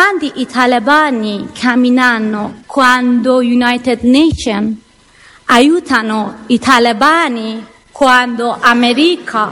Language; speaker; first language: Italian; non-native, learner; Persian